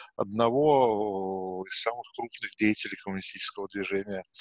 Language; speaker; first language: Russian; native; Russian